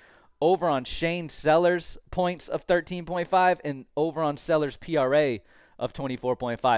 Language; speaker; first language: English; native; English